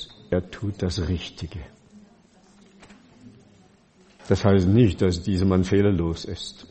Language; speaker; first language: German; non-native, fluent; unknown